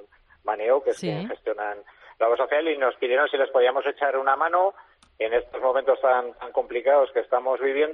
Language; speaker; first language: Spanish; native; Spanish